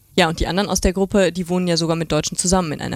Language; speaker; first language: German; native; German